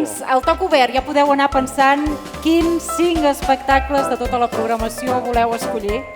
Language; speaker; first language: Catalan; native; Catalan